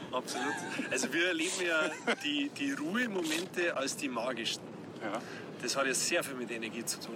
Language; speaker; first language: German; native; German